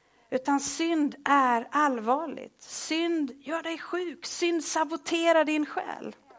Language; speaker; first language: Swedish; native; Swedish